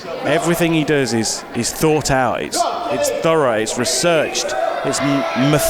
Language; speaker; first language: English; native; English